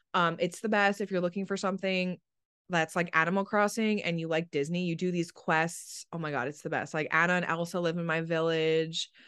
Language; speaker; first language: English; native; English